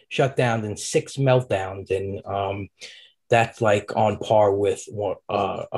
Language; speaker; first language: English; native; English